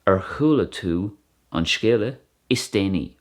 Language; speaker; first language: Irish; non-native, local second language; English